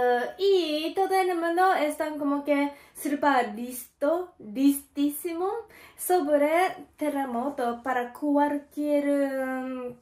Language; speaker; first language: Spanish; non-native, learner; Japanese